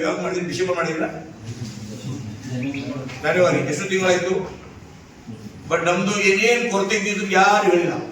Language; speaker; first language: Kannada; non-native, local second language; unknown